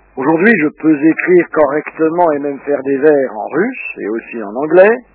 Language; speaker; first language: French; early bilingual, other home language; Russian